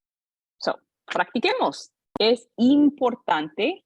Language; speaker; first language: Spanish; non-native, fluent; English